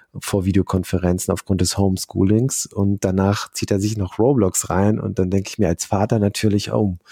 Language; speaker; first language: German; native; German